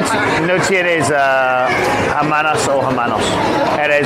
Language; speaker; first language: Spanish; non-native, learner; English